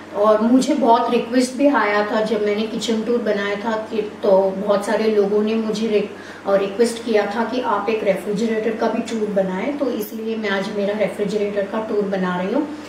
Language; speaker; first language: Hindi; non-native, local second language; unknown